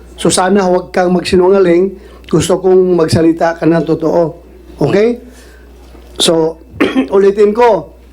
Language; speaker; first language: Filipino; non-native, local second language; Cebuano